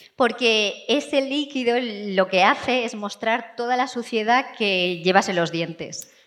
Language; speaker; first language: Spanish; non-native, fluent; English